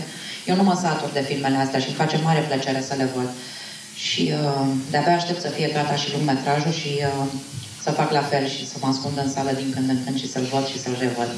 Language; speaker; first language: Romanian; native; Romanian